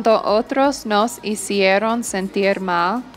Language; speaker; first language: Spanish; non-native, fluent; English